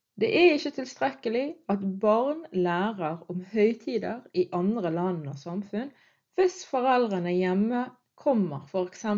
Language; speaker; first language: Norwegian; early bilingual, other home language; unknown